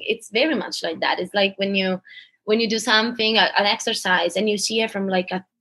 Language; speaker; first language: English; non-native, fluent; Italian